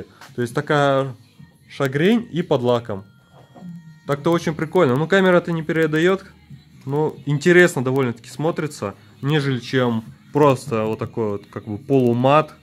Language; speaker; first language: Russian; native; Russian